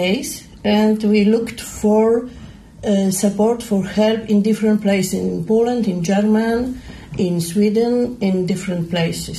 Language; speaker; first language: English; non-native, learner; Polish